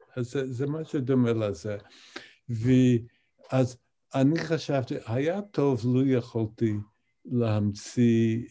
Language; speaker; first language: Hebrew; non-native, fluent; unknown